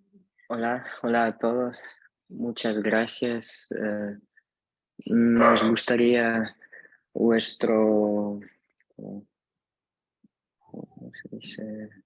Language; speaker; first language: Spanish; non-native, learner; Russian